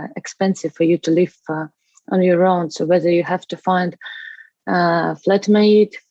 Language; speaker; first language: English; non-native, learner; Russian